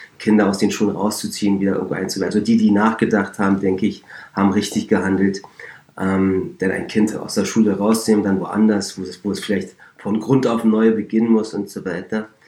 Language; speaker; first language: German; early bilingual, other home language; Turkish